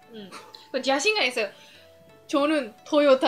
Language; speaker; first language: Korean; non-native, fluent; Japanese